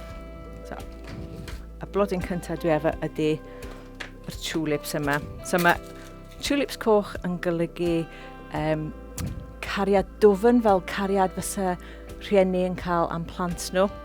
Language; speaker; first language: Welsh; non-native, local second language; English